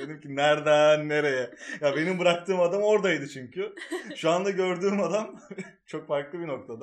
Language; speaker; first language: Turkish; native; Turkish